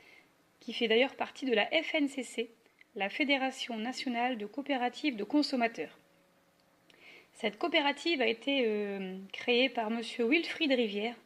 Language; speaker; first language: French; native; French